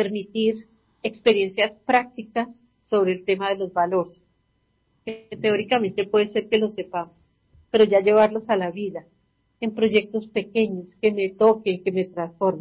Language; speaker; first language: Spanish; native; Spanish